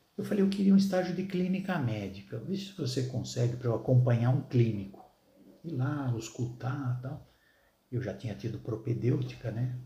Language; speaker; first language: Portuguese; early bilingual, other home language; Arabic